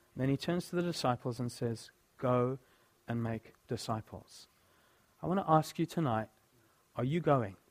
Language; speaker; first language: English; native; English